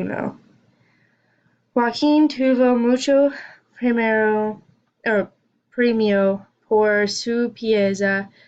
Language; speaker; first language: Spanish; non-native, learner; English